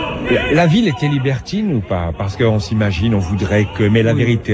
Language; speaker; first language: French; native; French